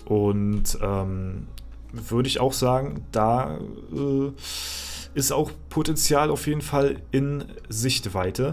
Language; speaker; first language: German; native; German